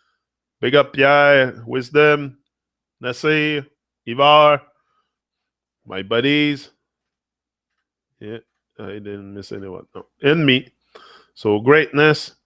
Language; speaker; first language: English; non-native, fluent; French